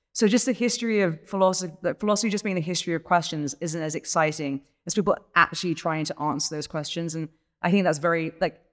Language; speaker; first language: English; native; English